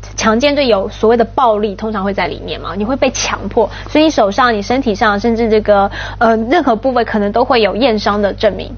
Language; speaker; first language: Chinese; native; Chinese